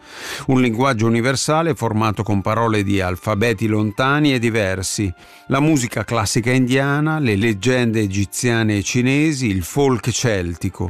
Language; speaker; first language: Italian; native; Italian